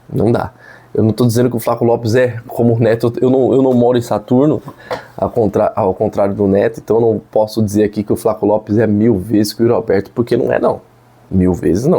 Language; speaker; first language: Portuguese; native; Portuguese